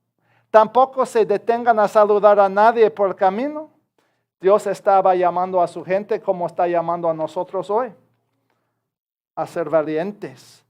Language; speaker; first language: Spanish; non-native, fluent; English